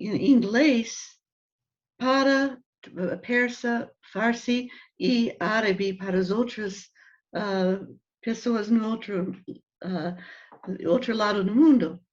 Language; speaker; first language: Portuguese; non-native, learner; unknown